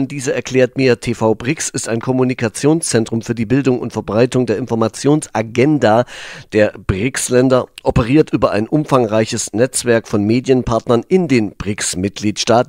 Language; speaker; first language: German; native; German